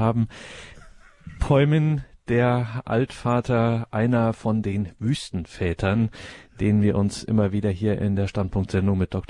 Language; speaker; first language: German; native; German